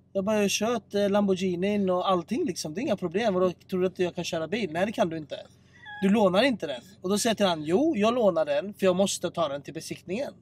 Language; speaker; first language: Swedish; native; Swedish